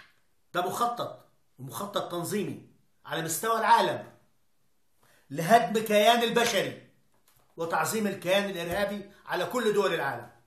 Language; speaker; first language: Arabic; native; Arabic